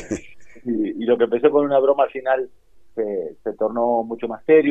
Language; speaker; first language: Spanish; native; Spanish